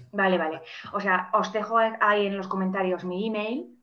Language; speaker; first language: Spanish; non-native, fluent; English